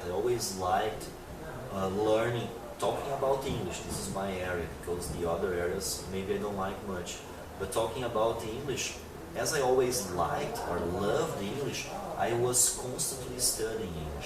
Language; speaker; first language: English; non-native, fluent; Portuguese